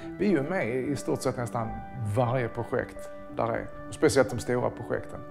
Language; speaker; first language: Swedish; native; Swedish